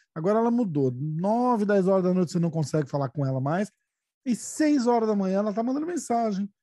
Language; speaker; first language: Portuguese; native; Portuguese